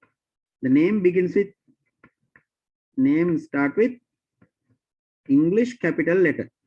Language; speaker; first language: English; non-native, local second language; Sinhala